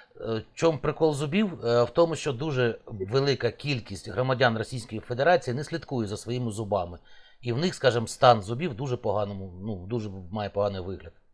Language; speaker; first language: Ukrainian; native; Ukrainian